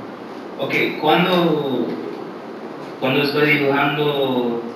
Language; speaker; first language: Spanish; early bilingual, heritage; English